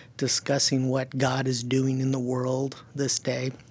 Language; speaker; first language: English; early bilingual, other home language; German